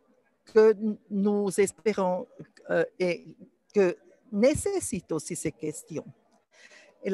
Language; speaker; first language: French; non-native, local second language; German